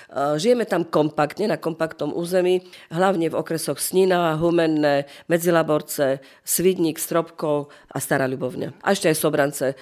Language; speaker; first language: Slovak; non-native, local second language; Rusyn